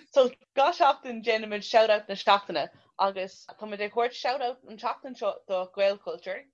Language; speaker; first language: Irish; non-native, local second language; English